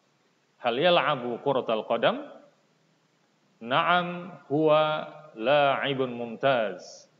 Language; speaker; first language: Arabic; non-native, fluent; Indonesian